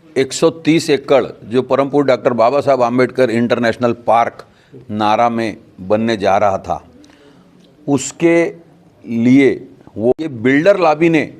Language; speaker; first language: Hindi; non-native, local second language; Sindhi